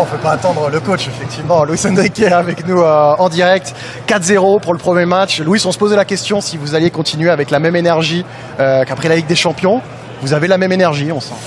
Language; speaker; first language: French; native; French